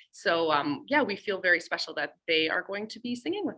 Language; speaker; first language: English; native; English